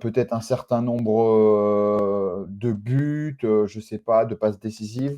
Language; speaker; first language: French; native; French